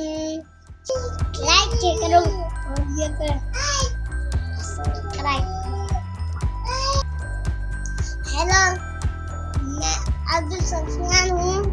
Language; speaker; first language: Hindi; native; Hindi